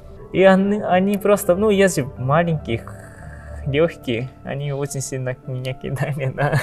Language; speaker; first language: Russian; non-native, learner; Japanese